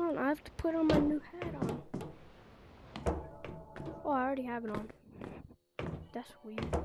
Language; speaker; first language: English; native; English